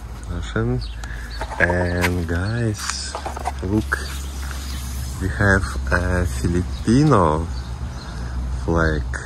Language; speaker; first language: English; non-native, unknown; Russian